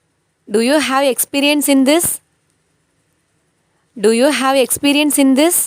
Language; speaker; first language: English; non-native, local second language; Tamil